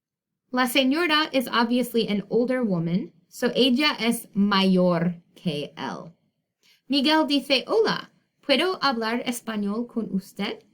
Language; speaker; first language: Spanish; non-native, fluent; English